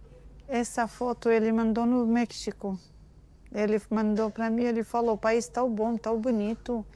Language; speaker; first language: Portuguese; non-native, learner; Arabic